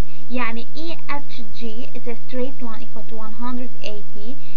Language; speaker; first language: English; non-native, local second language; Arabic